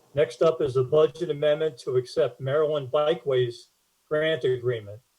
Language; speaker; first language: English; native; English